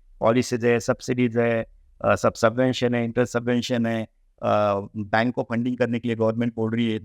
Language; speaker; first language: Hindi; non-native, local second language; Marathi